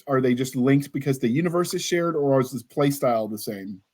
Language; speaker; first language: English; native; English